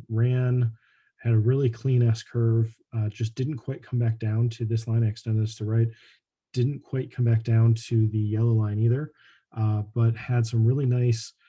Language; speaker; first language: English; native; English